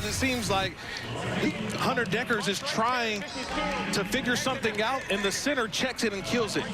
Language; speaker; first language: English; native; English